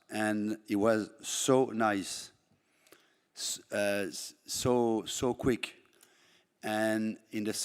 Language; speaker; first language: English; non-native, fluent; French